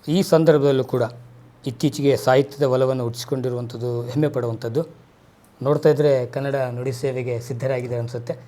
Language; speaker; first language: Kannada; native; Kannada